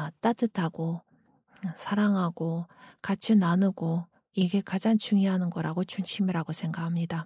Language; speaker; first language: Korean; non-native, fluent; Kyrgyz